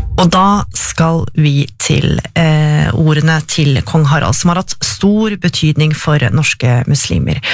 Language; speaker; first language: Norwegian; native; Norwegian